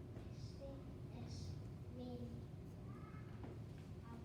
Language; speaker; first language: Spanish; non-native, learner; English